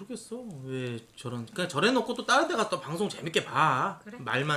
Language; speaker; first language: Korean; native; Korean